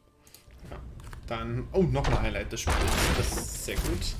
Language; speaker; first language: German; native; German